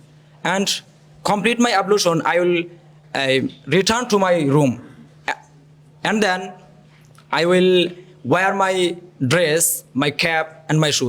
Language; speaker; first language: English; non-native, learner; Bangla